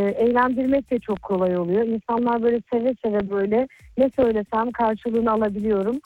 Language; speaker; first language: Turkish; early bilingual, heritage; Turkish